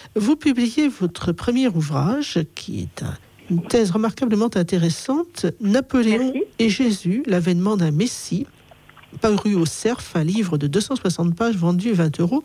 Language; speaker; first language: French; native; French